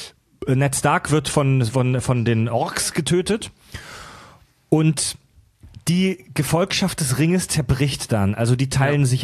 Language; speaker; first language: German; native; German